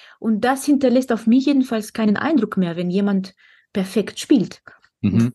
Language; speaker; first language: German; non-native, fluent; Russian